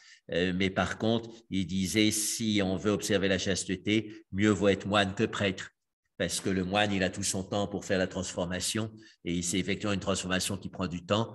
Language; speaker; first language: French; native; French